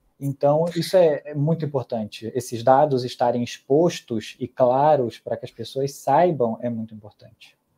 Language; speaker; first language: Portuguese; native; Portuguese